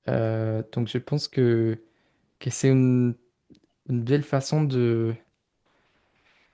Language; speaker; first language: French; non-native, fluent; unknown